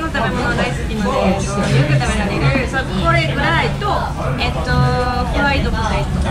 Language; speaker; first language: Japanese; non-native, learner; French